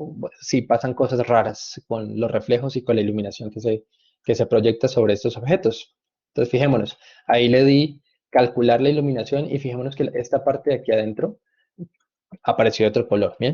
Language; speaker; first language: Spanish; native; Spanish